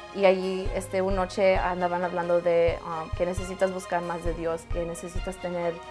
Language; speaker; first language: Spanish; early bilingual, heritage; Spanish